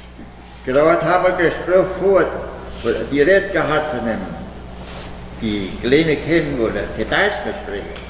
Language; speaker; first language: German; early bilingual, heritage; German